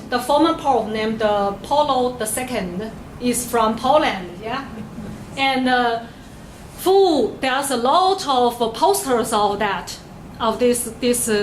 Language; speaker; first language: English; non-native, learner; Chinese